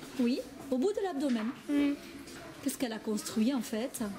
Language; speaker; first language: French; native; French